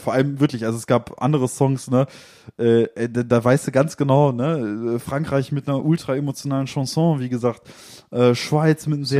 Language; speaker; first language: German; native; German